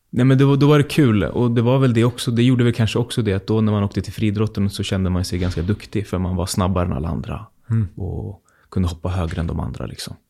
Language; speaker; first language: Swedish; native; Swedish